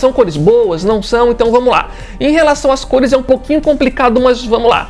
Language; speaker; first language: Portuguese; native; Portuguese